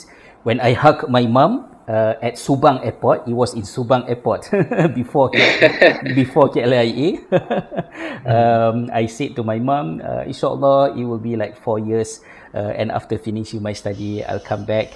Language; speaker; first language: English; non-native, local second language; Malay